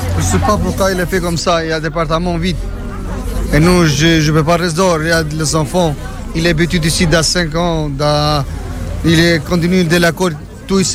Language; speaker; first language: French; non-native, learner; Albanian